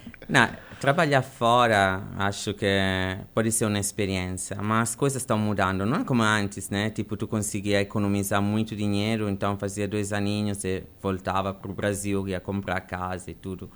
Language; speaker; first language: Portuguese; non-native, fluent; Italian